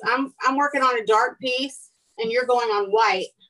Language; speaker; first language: English; native; English